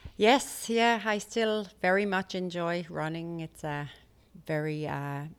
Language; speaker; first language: English; native; English